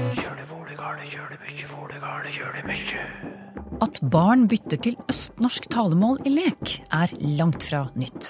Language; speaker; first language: Norwegian; native; Norwegian